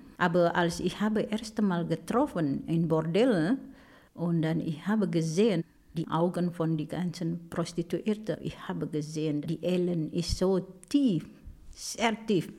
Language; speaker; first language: German; non-native, learner; Indonesian